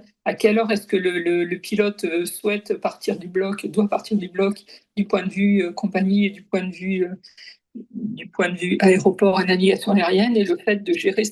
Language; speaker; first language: French; native; French